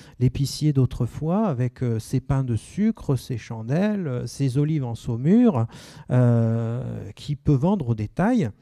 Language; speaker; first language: French; native; French